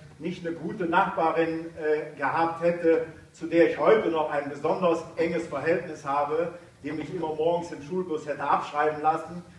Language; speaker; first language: German; native; German